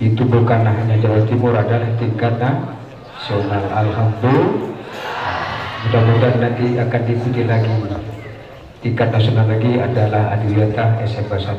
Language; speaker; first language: Indonesian; native; Indonesian